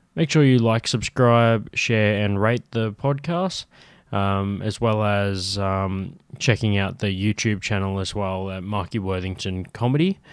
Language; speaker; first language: English; native; English